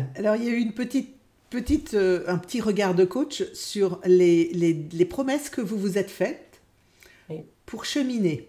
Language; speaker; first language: French; native; French